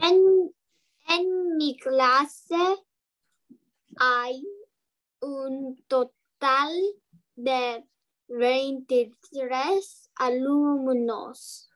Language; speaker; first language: Spanish; non-native, learner; English